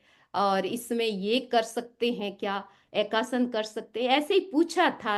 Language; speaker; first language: Hindi; native; Hindi